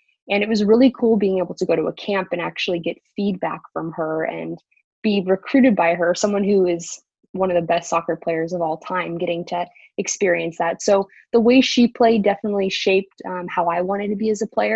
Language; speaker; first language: English; native; English